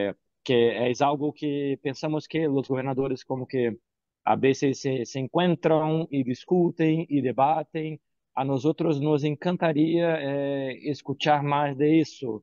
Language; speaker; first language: Spanish; non-native, learner; Portuguese